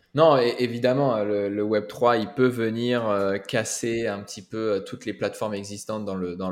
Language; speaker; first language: French; native; French